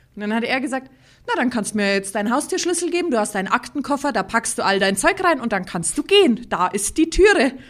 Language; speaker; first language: German; native; German